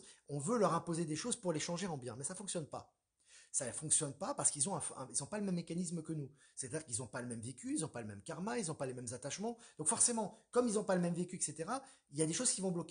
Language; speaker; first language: French; native; French